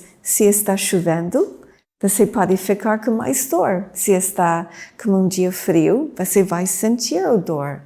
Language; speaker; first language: Portuguese; non-native, fluent; English